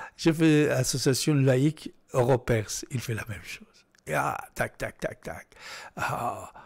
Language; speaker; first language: French; non-native, fluent; Persian